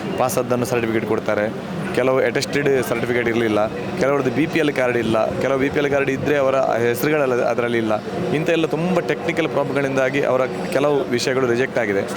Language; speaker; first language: Kannada; non-native, local second language; Tulu